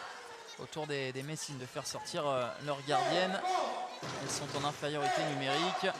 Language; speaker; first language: French; native; French